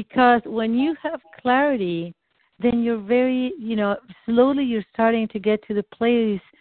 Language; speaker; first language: English; non-native, fluent; Spanish